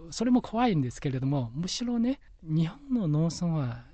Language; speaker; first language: Japanese; non-native, fluent; Chinese